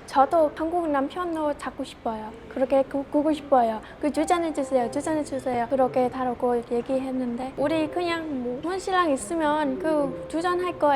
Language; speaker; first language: Korean; non-native, learner; Vietnamese